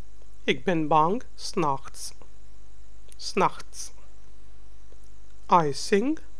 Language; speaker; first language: Dutch; non-native, learner; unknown